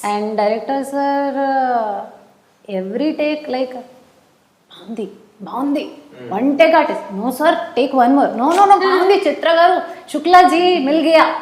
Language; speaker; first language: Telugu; non-native, local second language; Hindi